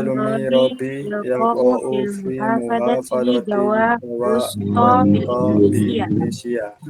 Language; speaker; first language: Arabic; non-native, learner; Indonesian